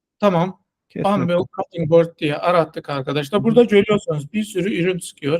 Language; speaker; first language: Turkish; non-native, fluent; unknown